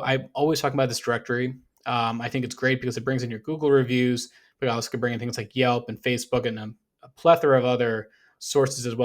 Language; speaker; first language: English; native; English